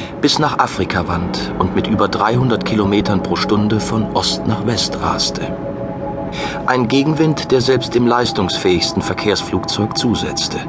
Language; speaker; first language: German; native; German